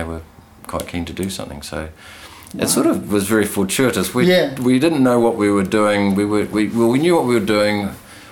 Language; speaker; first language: English; native; English